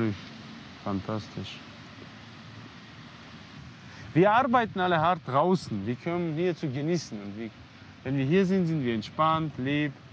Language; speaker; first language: German; non-native, fluent; Armenian